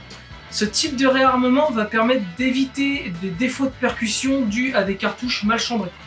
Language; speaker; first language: French; native; French